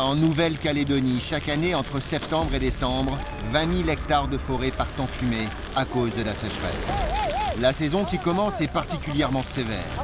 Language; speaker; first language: French; native; French